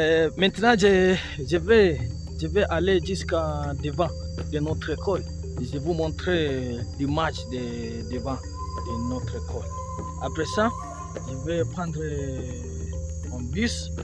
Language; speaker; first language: French; non-native, learner; Swahili